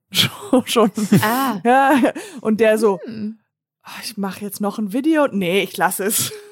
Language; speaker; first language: German; native; German